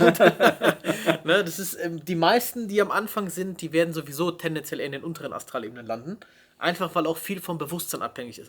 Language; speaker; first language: German; native; German